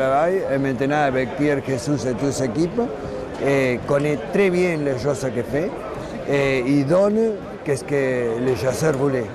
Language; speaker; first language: French; non-native, learner; Spanish